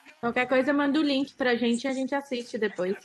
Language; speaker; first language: Portuguese; native; Portuguese